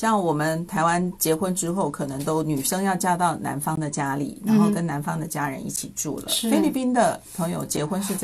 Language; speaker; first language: Chinese; native; Chinese